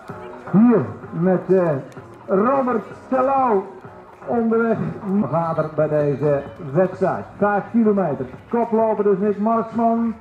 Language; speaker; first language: Dutch; native; Dutch